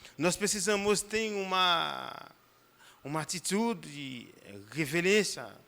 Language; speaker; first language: Portuguese; non-native, fluent; Haitian Creole